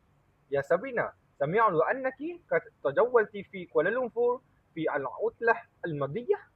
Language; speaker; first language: Arabic; non-native, learner; Malay